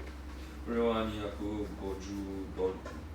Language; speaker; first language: Japanese; non-native, learner; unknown